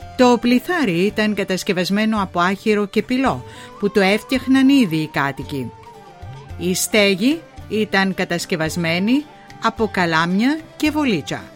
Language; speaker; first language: Greek; native; Greek